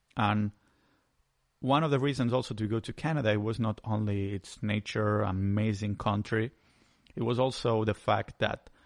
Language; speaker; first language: English; non-native, fluent; Spanish